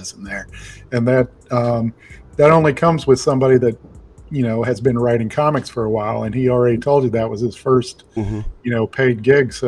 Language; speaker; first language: English; native; English